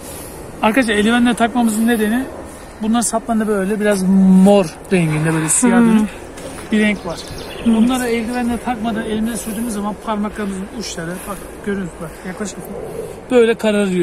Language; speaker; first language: Turkish; native; Turkish